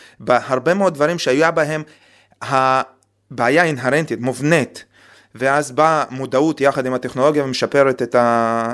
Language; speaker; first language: Hebrew; non-native, fluent; Russian